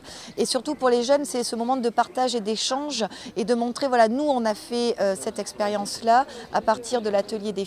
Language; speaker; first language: French; native; French